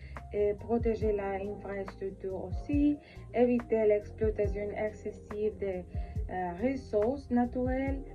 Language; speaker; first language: French; non-native, learner; Spanish